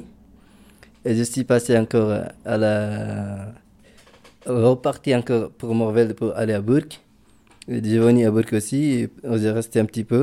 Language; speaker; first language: French; non-native, local second language; Fula